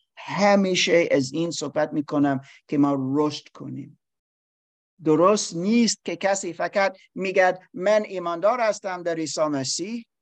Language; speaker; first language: Persian; non-native, learner; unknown